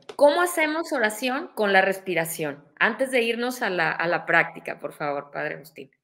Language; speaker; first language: Spanish; native; Spanish